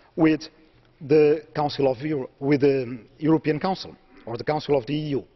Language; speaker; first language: English; non-native, fluent; Portuguese